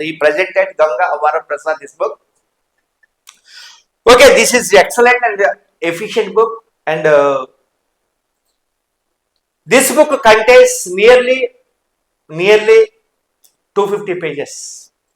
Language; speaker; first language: English; non-native, local second language; Telugu